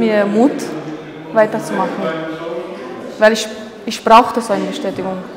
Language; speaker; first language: German; non-native, fluent; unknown